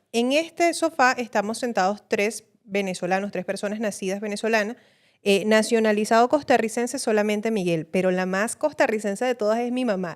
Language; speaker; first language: Spanish; native; Spanish